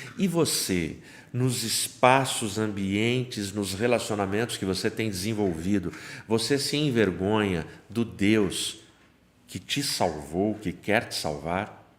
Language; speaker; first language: Portuguese; native; Portuguese